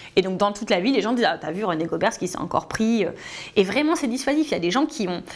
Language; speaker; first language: French; native; French